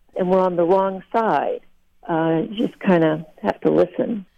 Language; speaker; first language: English; early bilingual, other home language; Lithuanian